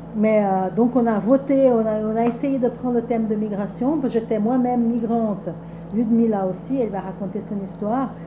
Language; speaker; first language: French; non-native, fluent; Portuguese